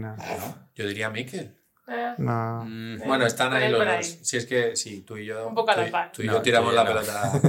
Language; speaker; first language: Spanish; early bilingual, other home language; English